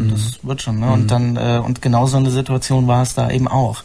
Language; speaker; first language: German; native; German